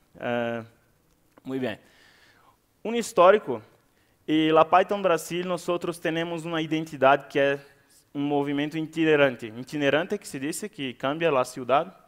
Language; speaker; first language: Portuguese; native; Portuguese